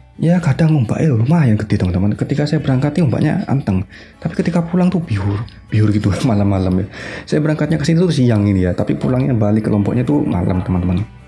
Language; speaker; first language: Indonesian; non-native, local second language; Madurese